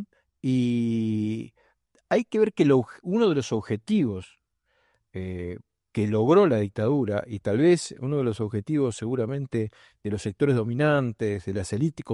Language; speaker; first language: Spanish; native; Spanish